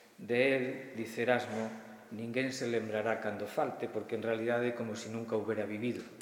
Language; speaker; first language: Galician; native; Galician